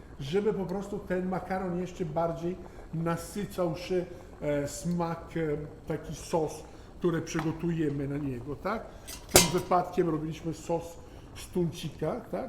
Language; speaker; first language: Polish; non-native, learner; Italian